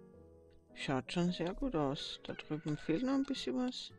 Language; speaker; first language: German; native; German